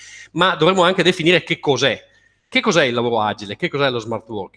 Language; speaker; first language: Italian; native; Italian